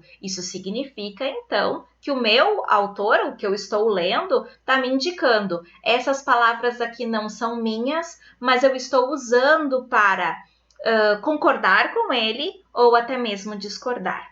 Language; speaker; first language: Portuguese; native; Portuguese